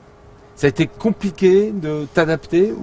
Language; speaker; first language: French; native; French